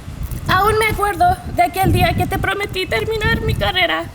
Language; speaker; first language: Spanish; early bilingual, heritage; Spanish